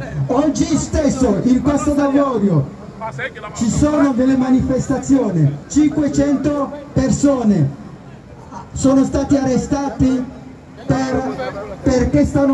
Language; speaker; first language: Italian; non-native, fluent; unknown